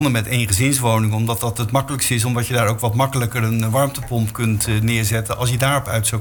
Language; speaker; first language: Dutch; native; Dutch